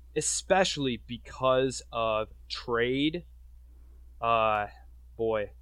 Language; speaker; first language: English; native; English